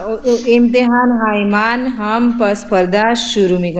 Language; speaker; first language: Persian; non-native, learner; Urdu